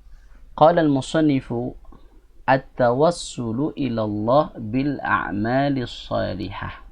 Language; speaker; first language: Arabic; non-native, fluent; Indonesian